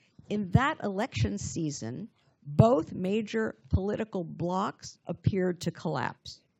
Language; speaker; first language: English; native; English